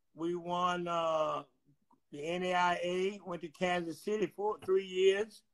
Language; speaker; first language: English; native; English